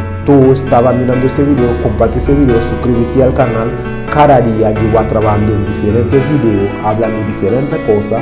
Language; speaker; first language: Spanish; non-native, learner; Haitian Creole